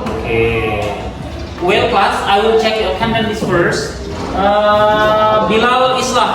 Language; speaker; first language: English; non-native, fluent; Indonesian